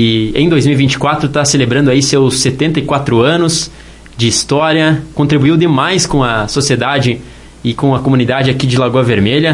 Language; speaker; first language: Portuguese; native; Portuguese